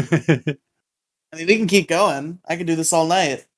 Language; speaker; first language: English; native; English